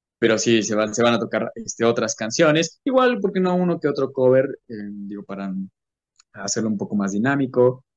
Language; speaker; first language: Spanish; native; Spanish